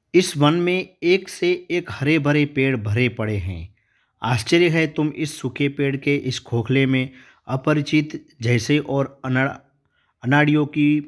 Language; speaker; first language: Hindi; non-native, local second language; Gujarati